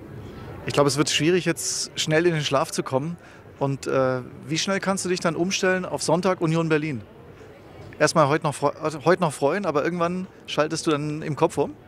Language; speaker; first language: German; native; German